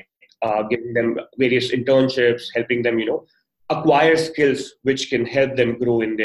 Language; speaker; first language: English; non-native, local second language; Hindi